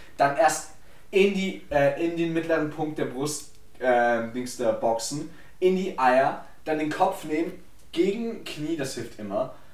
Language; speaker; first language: German; early bilingual, other home language; Polish